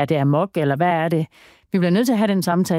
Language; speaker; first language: Danish; native; Danish